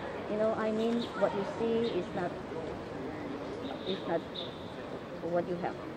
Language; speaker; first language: English; non-native, fluent; Chinese